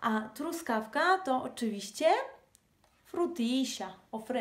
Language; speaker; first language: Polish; non-native, fluent; Spanish